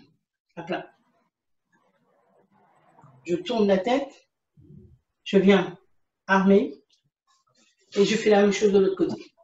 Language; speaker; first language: French; native; French